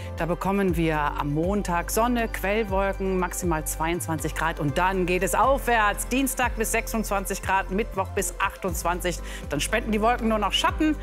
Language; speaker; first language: German; native; German